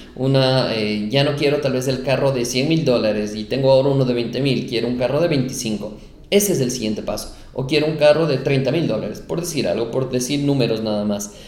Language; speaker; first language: Spanish; native; Spanish